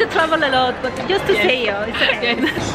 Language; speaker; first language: English; non-native, learner; Spanish